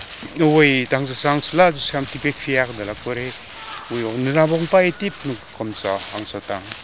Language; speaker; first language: French; non-native, fluent; Korean